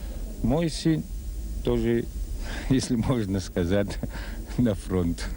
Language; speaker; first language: Russian; non-native, local second language; Abkhazian